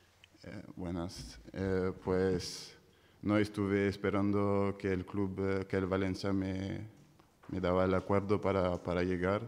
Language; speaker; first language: Spanish; non-native, fluent; French